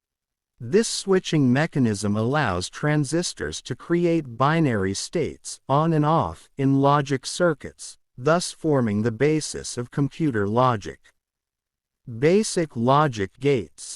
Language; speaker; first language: English; non-native, learner; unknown